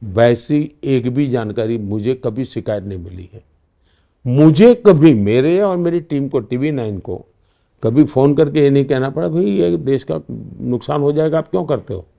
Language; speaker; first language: Hindi; non-native, local second language; Gujarati